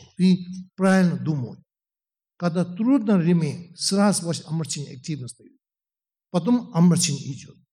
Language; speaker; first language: Russian; non-native, learner; Tibetan